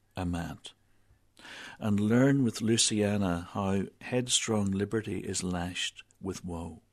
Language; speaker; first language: English; native; English